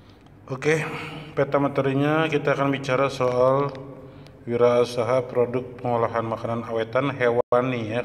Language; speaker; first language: Indonesian; native; Indonesian